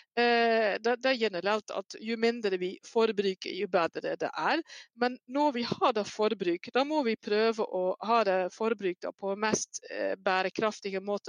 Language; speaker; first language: Norwegian; non-native, fluent; Dutch